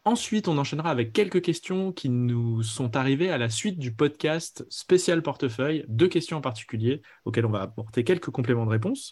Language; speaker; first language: French; native; French